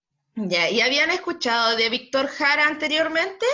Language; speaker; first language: Spanish; native; Spanish